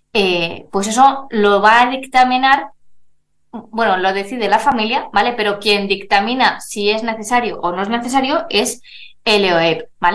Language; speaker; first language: Spanish; native; Spanish